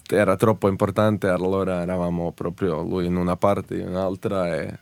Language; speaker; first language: Italian; non-native, fluent; Serbian